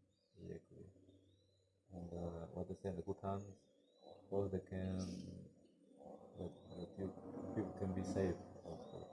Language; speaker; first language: English; non-native, learner; Spanish